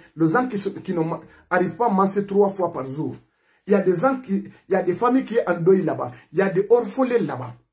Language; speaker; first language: French; non-native, local second language; Mandingo